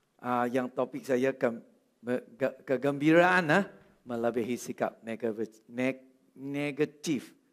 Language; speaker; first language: Malay; non-native, local second language; Chinese